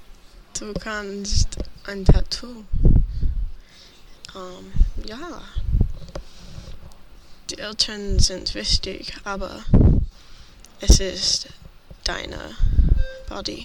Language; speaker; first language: German; non-native, learner; English